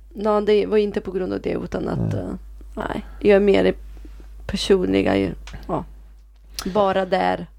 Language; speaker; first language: Swedish; non-native, fluent; Italian